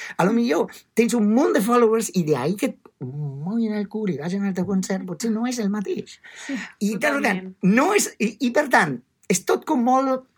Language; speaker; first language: Catalan; non-native, fluent; Italian